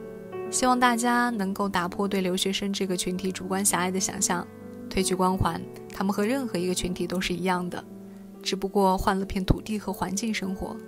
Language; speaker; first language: Chinese; native; Chinese